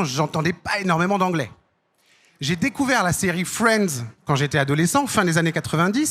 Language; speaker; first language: French; native; French